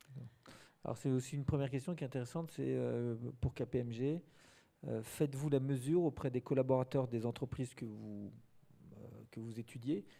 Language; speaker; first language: French; native; French